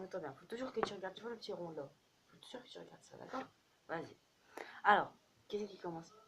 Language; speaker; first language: French; native; French